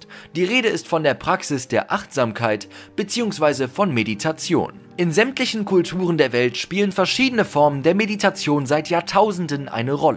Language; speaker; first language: German; native; German